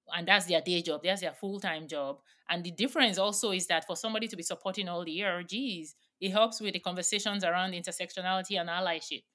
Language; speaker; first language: English; non-native, local second language; Yoruba